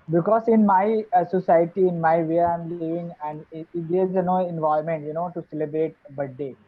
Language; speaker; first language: English; non-native, learner; Hindi